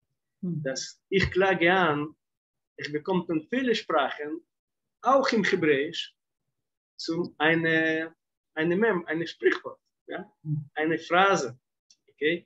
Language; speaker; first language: German; non-native, fluent; Russian